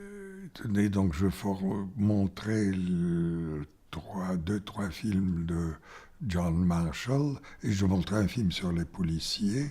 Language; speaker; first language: French; non-native, fluent; Bulgarian